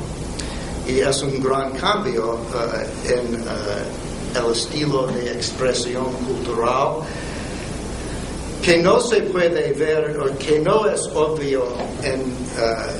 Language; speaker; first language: Spanish; non-native, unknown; English